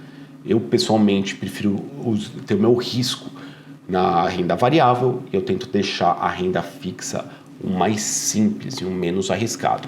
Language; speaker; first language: Portuguese; native; Portuguese